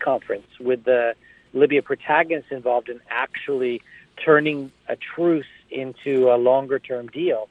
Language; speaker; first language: English; native; English